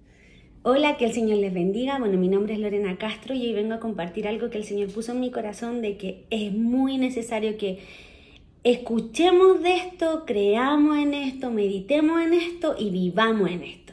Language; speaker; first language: Spanish; native; Spanish